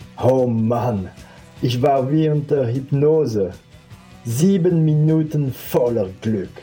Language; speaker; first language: German; non-native, fluent; French